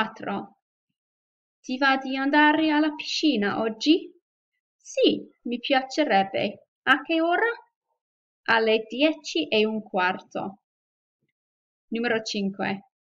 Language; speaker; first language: Italian; non-native, fluent; English